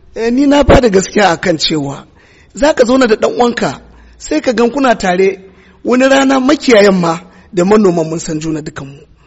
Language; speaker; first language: Hausa; non-native, local second language; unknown